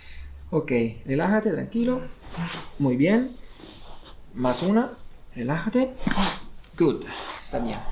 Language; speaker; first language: Spanish; non-native, fluent; Italian